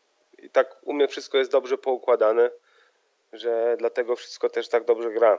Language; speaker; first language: Polish; early bilingual, heritage; Polish